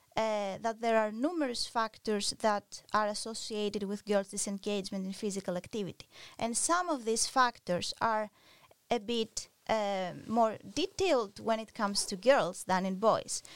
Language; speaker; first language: English; non-native, fluent; Greek